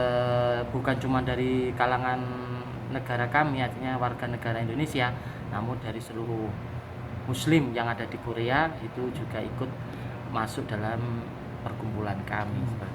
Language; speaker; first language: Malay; non-native, local second language; Javanese